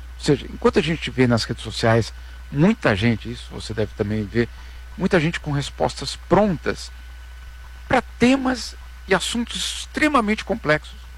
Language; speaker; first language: Portuguese; native; Portuguese